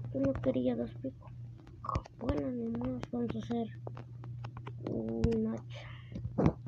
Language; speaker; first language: Spanish; early bilingual, heritage; Spanish